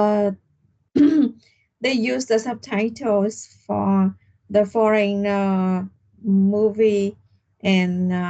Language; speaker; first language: English; non-native, learner; Vietnamese